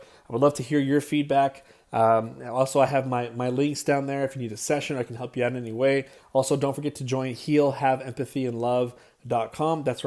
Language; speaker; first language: English; native; English